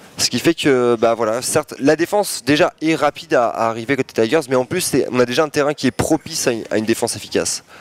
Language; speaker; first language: French; native; French